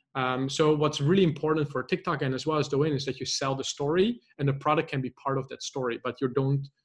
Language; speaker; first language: English; non-native, fluent; Dutch